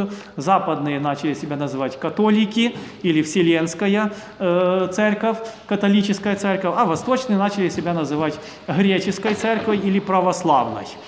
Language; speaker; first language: Russian; native; Russian